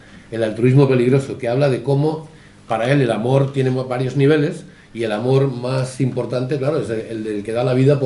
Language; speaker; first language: Spanish; native; Spanish